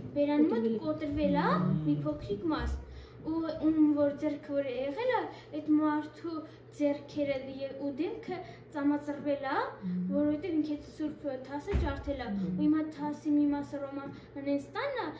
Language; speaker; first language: Armenian; non-native, local second language; Kurdish